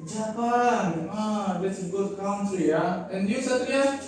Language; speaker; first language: English; non-native, learner; Indonesian